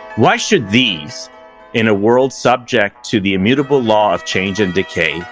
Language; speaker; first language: English; early bilingual, other home language; Persian